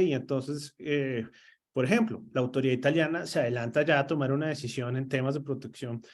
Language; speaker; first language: Spanish; native; Spanish